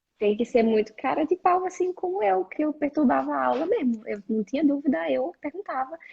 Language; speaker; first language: Portuguese; native; Portuguese